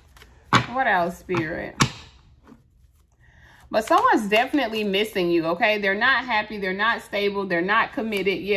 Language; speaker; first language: English; native; English